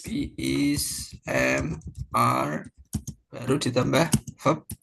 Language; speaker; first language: English; non-native, fluent; Indonesian